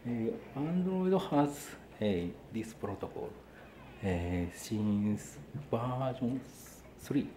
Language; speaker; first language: English; non-native, learner; Japanese